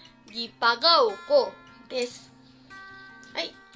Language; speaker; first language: Japanese; non-native, fluent; Filipino